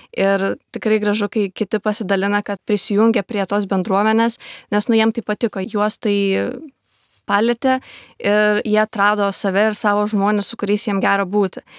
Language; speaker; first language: Lithuanian; native; Lithuanian